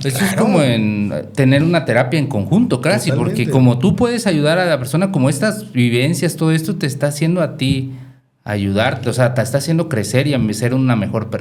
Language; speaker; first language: Spanish; native; Spanish